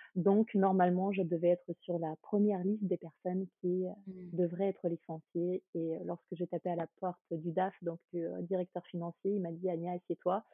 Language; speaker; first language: French; early bilingual, other home language; Ukrainian